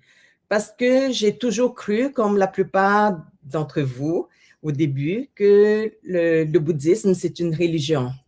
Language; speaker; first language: French; non-native, fluent; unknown